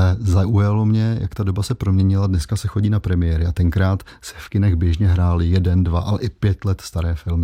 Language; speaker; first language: Czech; native; Czech